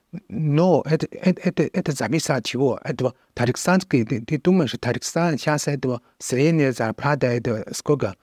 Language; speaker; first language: Russian; non-native, learner; Chinese